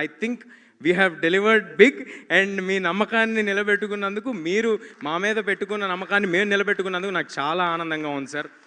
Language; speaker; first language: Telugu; native; Telugu